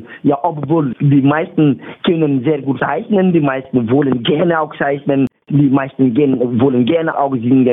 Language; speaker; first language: German; non-native, fluent; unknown